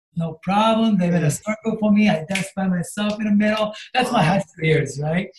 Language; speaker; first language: English; non-native, fluent; Japanese